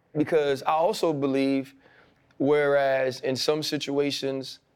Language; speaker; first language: English; native; English